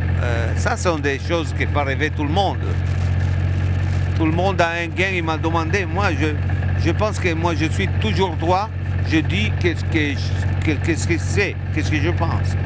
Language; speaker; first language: French; non-native, fluent; Italian